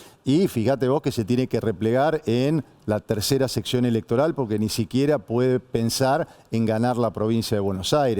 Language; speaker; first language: Spanish; native; Spanish